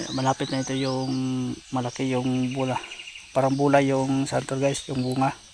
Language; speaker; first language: Filipino; non-native, local second language; Cebuano